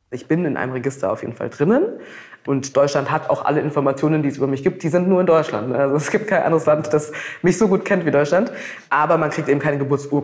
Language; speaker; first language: German; native; German